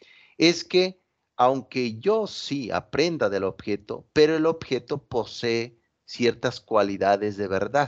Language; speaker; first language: Spanish; native; Spanish